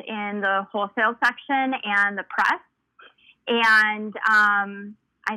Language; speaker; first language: English; early bilingual, other home language; Spanish